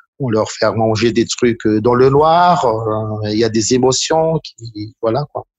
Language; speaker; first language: French; non-native, local second language; Malagasy